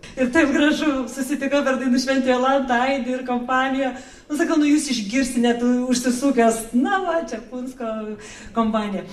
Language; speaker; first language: Lithuanian; native; Lithuanian